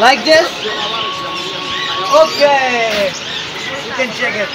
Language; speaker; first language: English; non-native, fluent; Persian